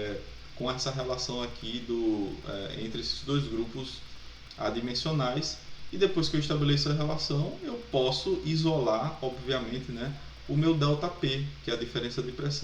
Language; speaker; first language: Portuguese; native; Portuguese